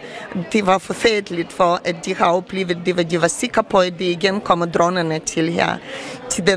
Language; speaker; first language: Danish; non-native, fluent; Ukrainian